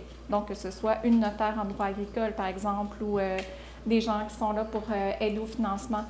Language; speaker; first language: French; native; French